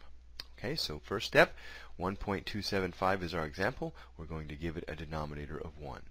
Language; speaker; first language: English; native; English